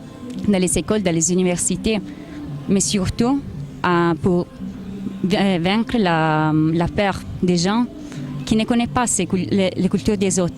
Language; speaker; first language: French; non-native, fluent; Italian